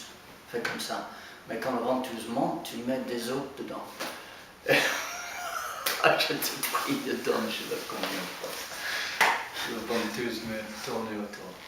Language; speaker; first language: French; non-native, fluent; English